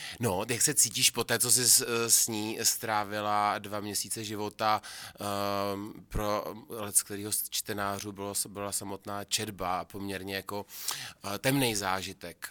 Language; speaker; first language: Czech; native; Czech